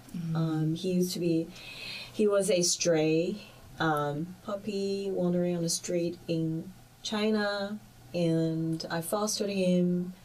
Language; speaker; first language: English; early bilingual, other home language; Chinese